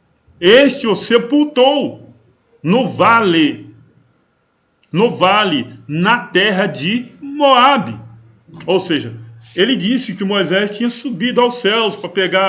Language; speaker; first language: Portuguese; native; Portuguese